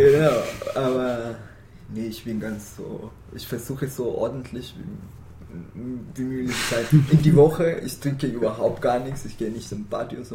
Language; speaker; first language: German; non-native, fluent; Spanish